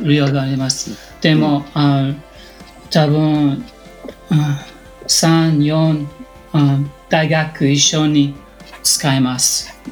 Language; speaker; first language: Japanese; non-native, learner; English